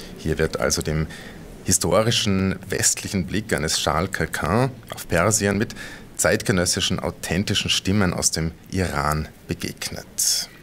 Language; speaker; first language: German; native; German